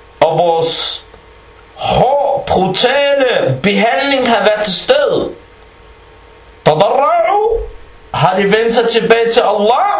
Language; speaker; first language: Danish; non-native, fluent; Arabic